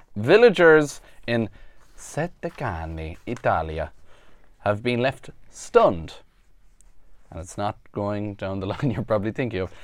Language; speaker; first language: English; native; English